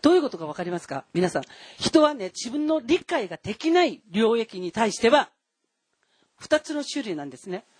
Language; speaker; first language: Japanese; non-native, fluent; Korean